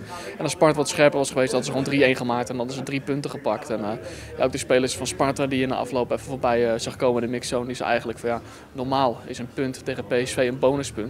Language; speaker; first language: Dutch; native; Dutch